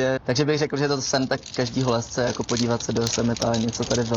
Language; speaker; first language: Czech; native; Czech